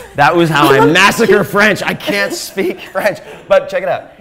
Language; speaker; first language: English; native; English